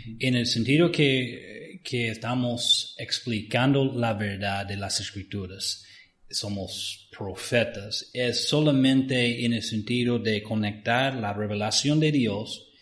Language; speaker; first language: Spanish; non-native, fluent; English